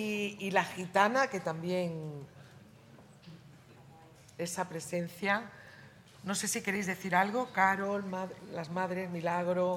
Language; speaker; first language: Spanish; native; Spanish